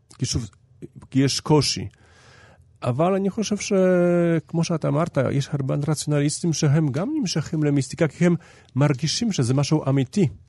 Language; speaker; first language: Hebrew; non-native, fluent; Polish